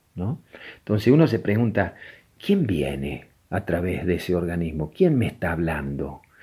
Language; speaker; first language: Spanish; native; Spanish